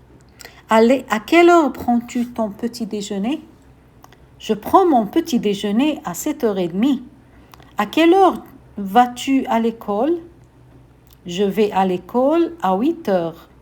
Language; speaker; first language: French; non-native, fluent; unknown